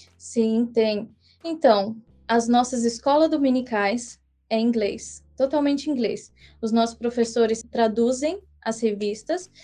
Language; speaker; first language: Portuguese; early bilingual, heritage; English